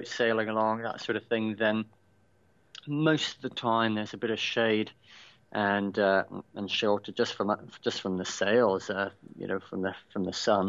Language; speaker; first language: English; native; English